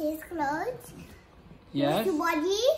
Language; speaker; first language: English; non-native, learner; Indonesian